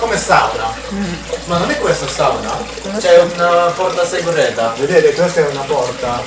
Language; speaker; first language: Italian; non-native, learner; Japanese